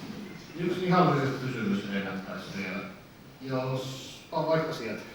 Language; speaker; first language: Finnish; native; Finnish